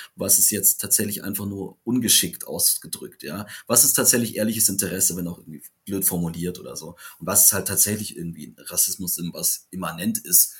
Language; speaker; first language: German; native; German